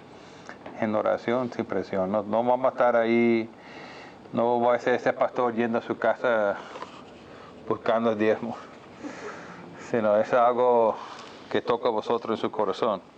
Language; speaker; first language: Spanish; non-native, fluent; English